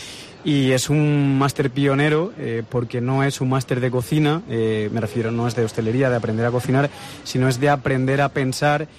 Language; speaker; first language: Spanish; native; Spanish